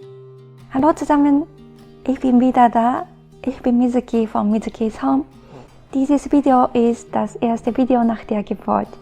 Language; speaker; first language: German; non-native, fluent; Japanese